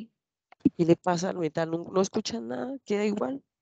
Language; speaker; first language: Spanish; native; Spanish